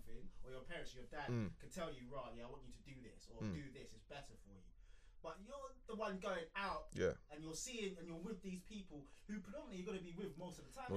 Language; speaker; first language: English; native; English